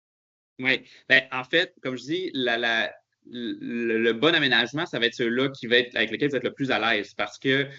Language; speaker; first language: French; native; French